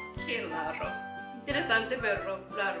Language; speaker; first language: Spanish; non-native, learner; Japanese